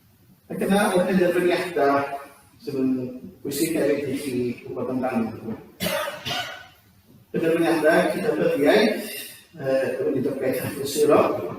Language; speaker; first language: Welsh; native; Welsh